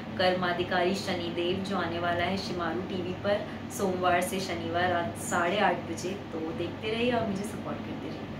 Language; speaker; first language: Hindi; native; Hindi